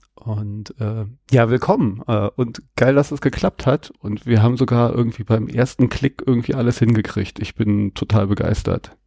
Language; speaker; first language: German; native; German